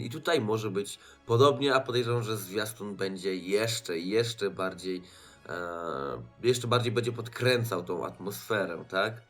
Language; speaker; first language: Polish; native; Polish